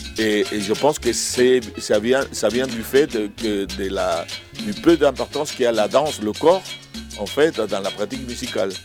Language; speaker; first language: French; non-native, fluent; Spanish